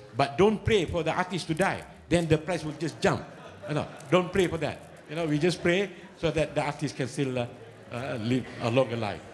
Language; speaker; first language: English; non-native, local second language; Malay